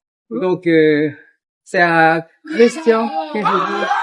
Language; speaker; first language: French; non-native, learner; Korean